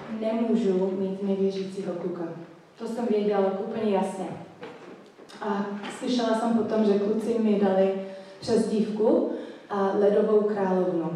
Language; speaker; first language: Czech; non-native, fluent; English